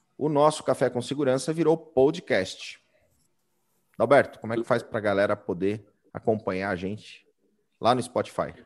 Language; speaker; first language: Portuguese; native; Portuguese